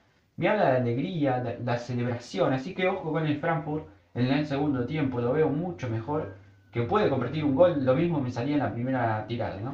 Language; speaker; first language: Spanish; native; Spanish